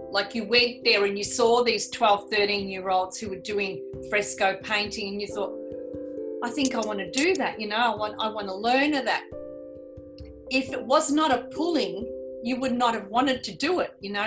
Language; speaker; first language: English; native; English